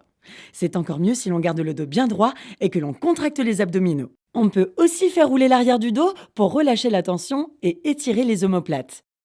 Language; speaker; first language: French; native; French